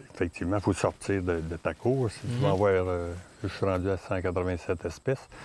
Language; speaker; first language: French; native; French